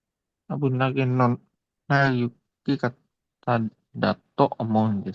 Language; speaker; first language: Japanese; non-native, learner; Indonesian